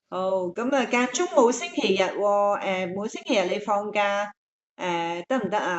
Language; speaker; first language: Cantonese; native; Cantonese